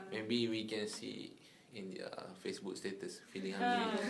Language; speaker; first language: English; non-native, local second language; Malay